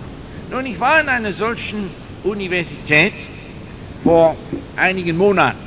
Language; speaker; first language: German; non-native, fluent; English